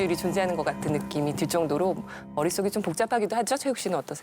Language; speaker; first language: Korean; native; Korean